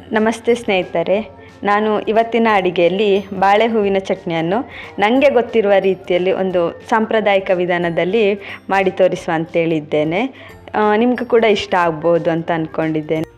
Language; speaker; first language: Kannada; non-native, local second language; Tulu